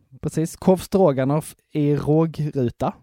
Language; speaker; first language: Swedish; native; Swedish